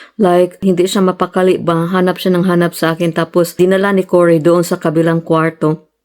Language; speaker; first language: Filipino; non-native, local second language; Cebuano